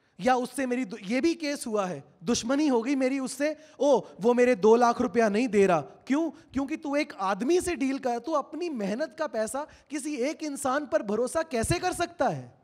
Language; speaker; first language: Hindi; native; Hindi